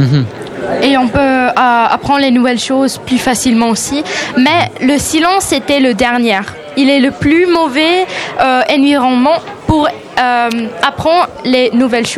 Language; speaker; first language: French; non-native, learner; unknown